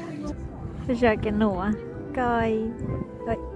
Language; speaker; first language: Swedish; non-native, learner; Japanese